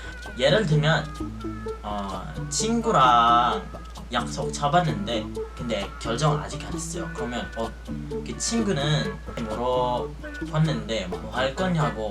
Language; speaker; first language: Korean; non-native, fluent; Filipino